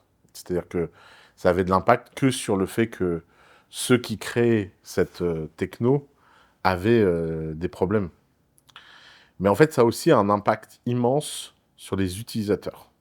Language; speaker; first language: French; native; French